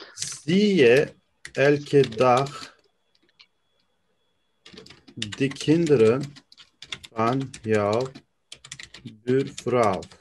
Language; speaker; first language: Dutch; non-native, fluent; Turkish